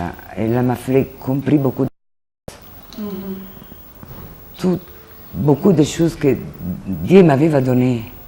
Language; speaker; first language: French; non-native, learner; Italian